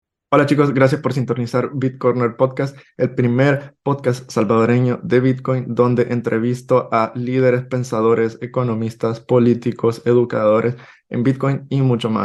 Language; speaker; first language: Spanish; native; Spanish